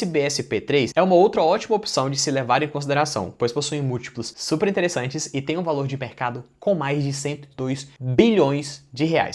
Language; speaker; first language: Portuguese; native; Portuguese